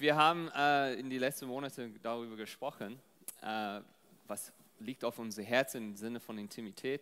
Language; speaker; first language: German; non-native, fluent; English